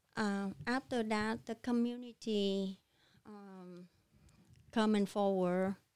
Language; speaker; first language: English; non-native, learner; Vietnamese